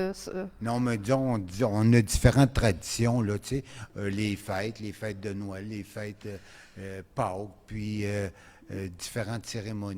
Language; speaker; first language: French; native; French